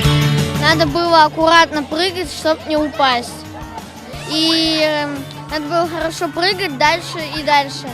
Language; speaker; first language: Russian; non-native, local second language; Tatar